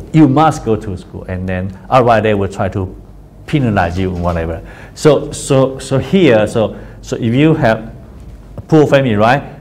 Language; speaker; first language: English; non-native, fluent; Chinese